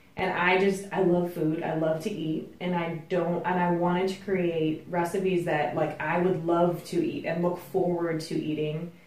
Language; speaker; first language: English; native; English